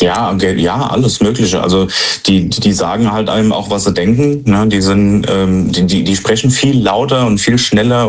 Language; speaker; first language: German; native; German